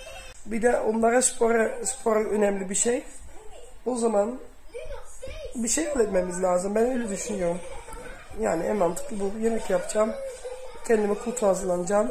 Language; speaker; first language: Turkish; early bilingual, heritage; Turkish